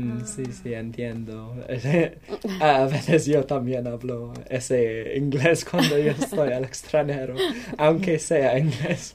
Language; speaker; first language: Spanish; non-native, learner; English